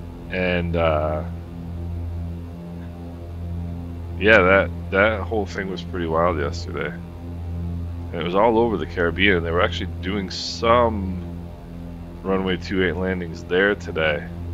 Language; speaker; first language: English; native; English